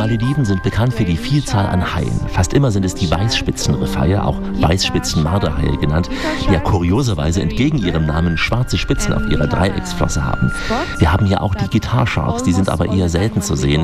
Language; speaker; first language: German; native; German